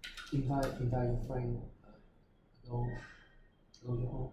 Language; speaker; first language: English; non-native, learner; Vietnamese